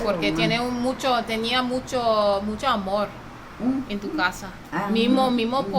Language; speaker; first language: Spanish; early bilingual, heritage; English